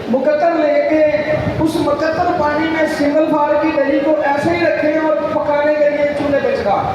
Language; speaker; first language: Urdu; non-native, local second language; Punjabi